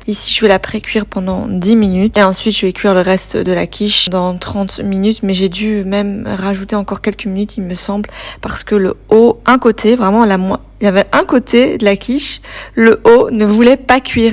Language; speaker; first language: French; native; French